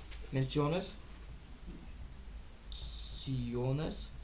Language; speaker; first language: Romanian; non-native, learner; German